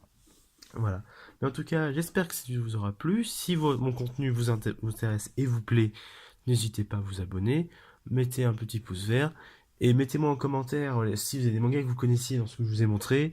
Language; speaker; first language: French; native; French